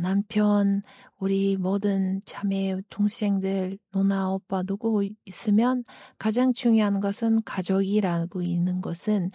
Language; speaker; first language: Korean; non-native, fluent; Kyrgyz